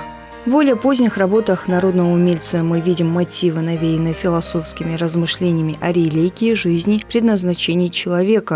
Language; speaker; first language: Russian; native; Russian